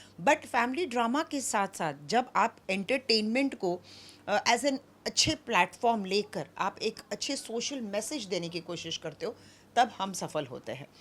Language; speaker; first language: Hindi; non-native, local second language; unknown